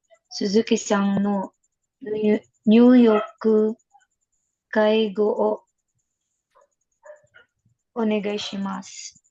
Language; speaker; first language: Japanese; non-native, learner; Filipino